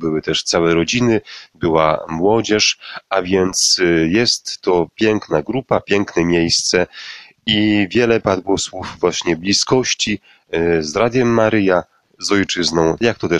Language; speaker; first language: Polish; native; Polish